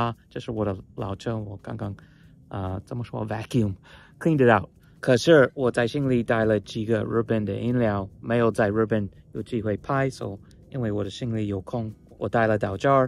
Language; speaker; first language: Chinese; non-native, fluent; English